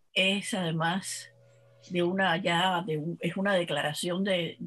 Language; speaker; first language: Spanish; native; Spanish